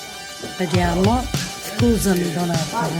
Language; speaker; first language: Italian; non-native, learner; English